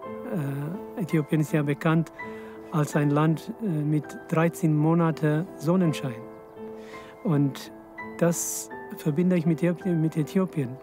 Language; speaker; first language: German; non-native, fluent; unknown